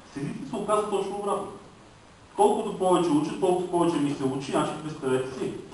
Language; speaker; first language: Bulgarian; non-native, local second language; Romanian